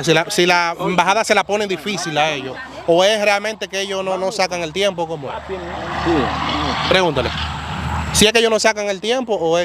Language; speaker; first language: Spanish; native; Spanish